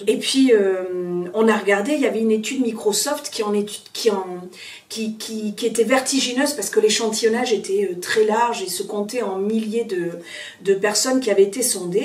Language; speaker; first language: French; native; French